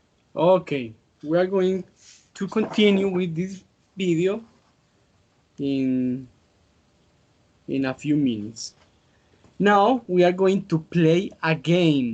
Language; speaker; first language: English; non-native, learner; Spanish